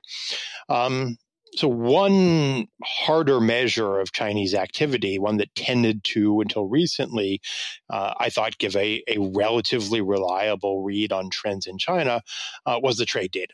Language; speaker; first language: English; native; English